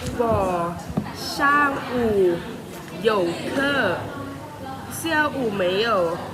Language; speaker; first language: Chinese; non-native, learner; Thai